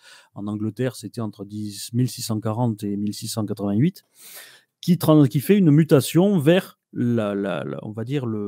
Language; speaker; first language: French; native; French